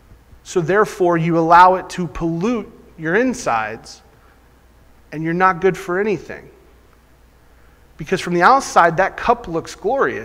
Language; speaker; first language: English; native; English